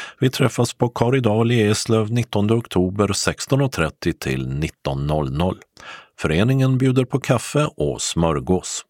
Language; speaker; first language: Swedish; native; Swedish